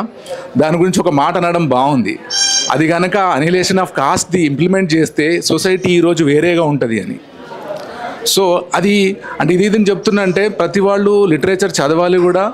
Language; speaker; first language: Telugu; native; Telugu